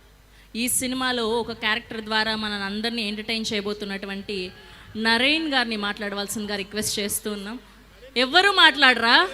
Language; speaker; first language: Telugu; native; Telugu